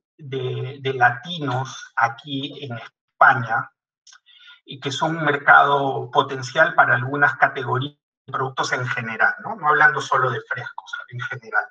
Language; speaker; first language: Spanish; native; Spanish